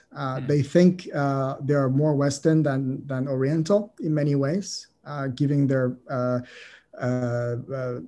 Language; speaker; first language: English; non-native, fluent; Chinese